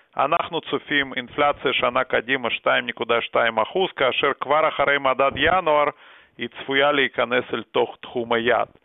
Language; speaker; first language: Hebrew; early bilingual, other home language; Russian